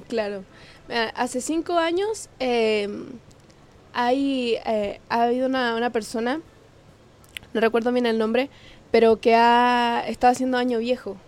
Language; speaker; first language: Spanish; native; Spanish